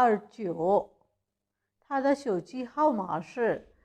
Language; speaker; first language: Chinese; non-native, fluent; Urdu